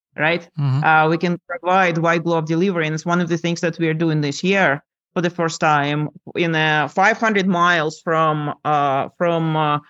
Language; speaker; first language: English; non-native, fluent; Lithuanian